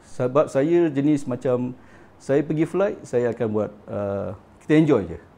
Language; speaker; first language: Malay; native; Malay